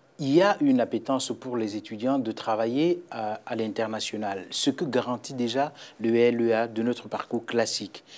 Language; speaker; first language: French; native; French